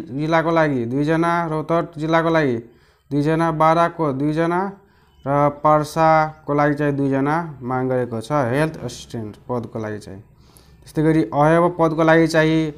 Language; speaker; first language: Nepali; non-native, local second language; Maithili